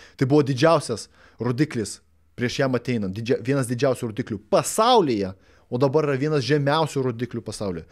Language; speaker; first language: Lithuanian; non-native, local second language; Russian